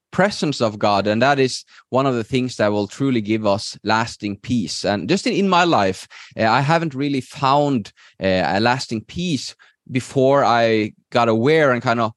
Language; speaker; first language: English; non-native, fluent; Norwegian